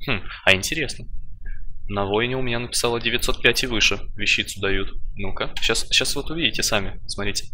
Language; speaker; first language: Russian; native; Russian